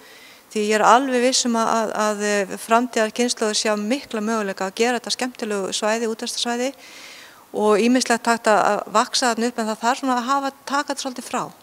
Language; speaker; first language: Icelandic; native; Icelandic